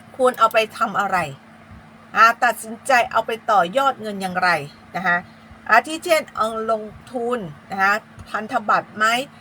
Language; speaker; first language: Thai; native; Thai